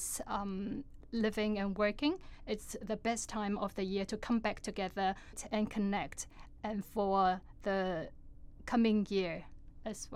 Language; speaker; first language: English; non-native, fluent; Cantonese